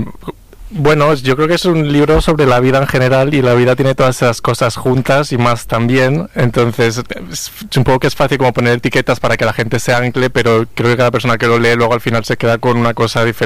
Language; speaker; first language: Spanish; native; Spanish